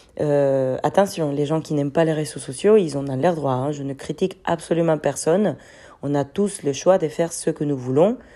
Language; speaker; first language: French; non-native, fluent; Spanish